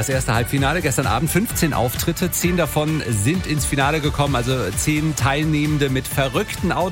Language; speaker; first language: German; native; German